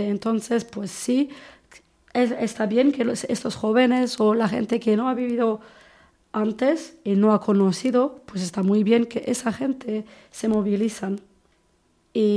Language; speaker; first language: Spanish; non-native, fluent; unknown